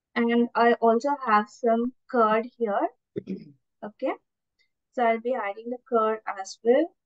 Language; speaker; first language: English; non-native, local second language; Tamil